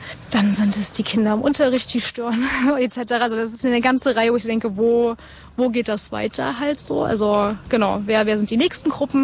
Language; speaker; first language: German; native; German